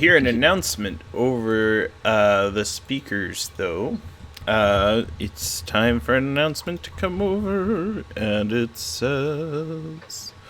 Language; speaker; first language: English; native; English